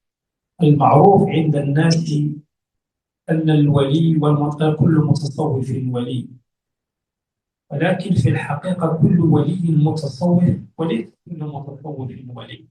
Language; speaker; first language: Arabic; native; Arabic